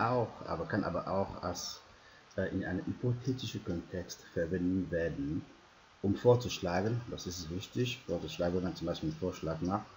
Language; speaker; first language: German; non-native, fluent; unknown